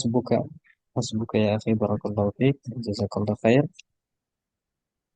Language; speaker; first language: Arabic; non-native, fluent; Indonesian